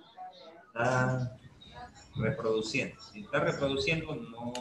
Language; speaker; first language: Spanish; native; Spanish